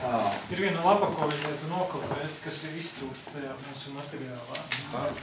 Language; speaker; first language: Latvian; native; Latvian